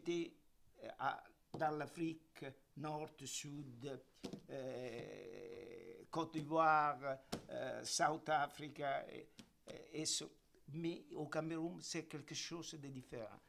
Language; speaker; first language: French; non-native, learner; Italian